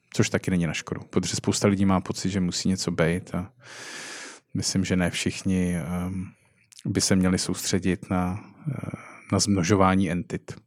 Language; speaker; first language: Czech; native; Czech